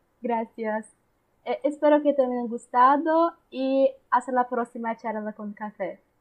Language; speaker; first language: Spanish; non-native, learner; Portuguese